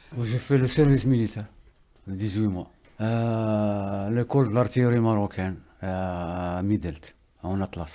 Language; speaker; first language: French; non-native, local second language; Arabic